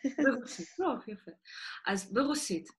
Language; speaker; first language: Hebrew; non-native, fluent; Russian